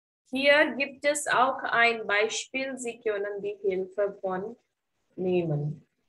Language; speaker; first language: German; non-native, fluent; Hindi